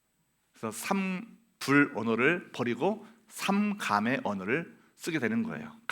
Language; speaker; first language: Korean; native; Korean